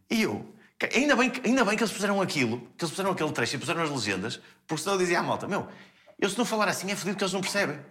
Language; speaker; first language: Portuguese; native; Portuguese